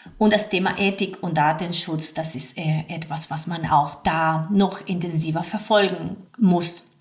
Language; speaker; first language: German; non-native, fluent; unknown